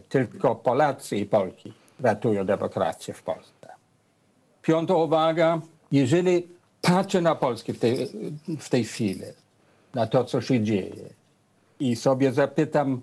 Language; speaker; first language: Polish; non-native, fluent; English